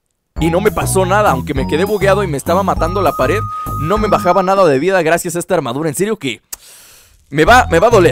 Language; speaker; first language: Spanish; native; Spanish